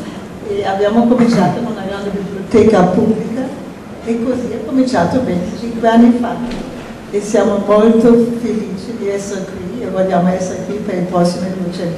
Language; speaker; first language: Italian; non-native, fluent; German